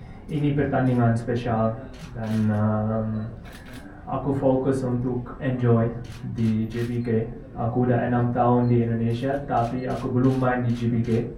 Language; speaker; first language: Indonesian; non-native, learner; Dutch